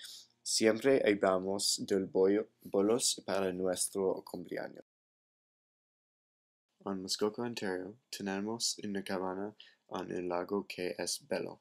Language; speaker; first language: Spanish; non-native, learner; English